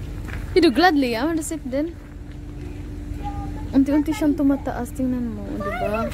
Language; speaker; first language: Swedish; non-native, learner; Filipino